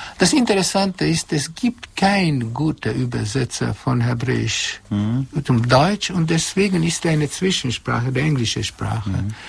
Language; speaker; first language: German; non-native, fluent; Hungarian